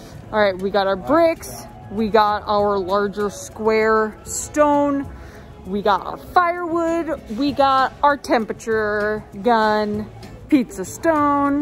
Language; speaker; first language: English; native; English